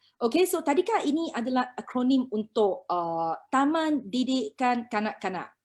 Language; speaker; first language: Malay; non-native, local second language; Chinese